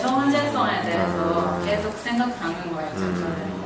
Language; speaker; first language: Korean; non-native, fluent; Japanese